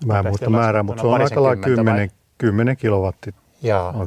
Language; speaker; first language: Finnish; native; Finnish